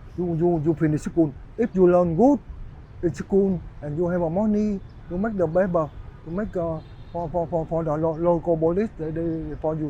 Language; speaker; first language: English; non-native, learner; Vietnamese